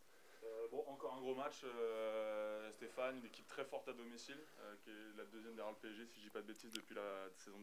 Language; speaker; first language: French; native; French